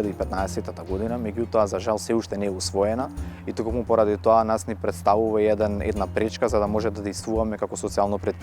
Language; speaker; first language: Macedonian; native; Macedonian